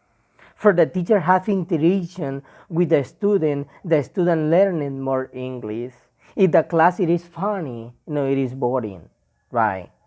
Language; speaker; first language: English; non-native, learner; Spanish